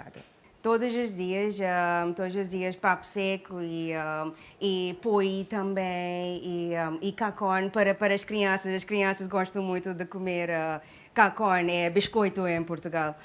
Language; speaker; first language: Portuguese; non-native, learner; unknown